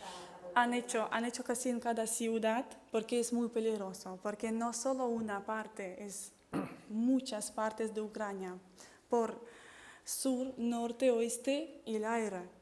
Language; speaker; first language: Spanish; non-native, fluent; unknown